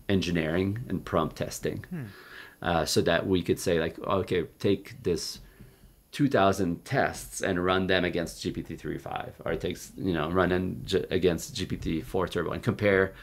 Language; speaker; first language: English; native; English